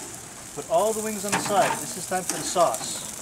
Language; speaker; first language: English; native; English